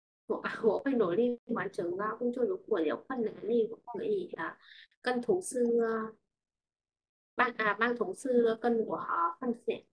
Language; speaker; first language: Chinese; non-native, learner; Vietnamese